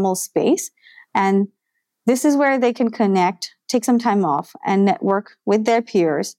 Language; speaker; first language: English; non-native, local second language; Bangla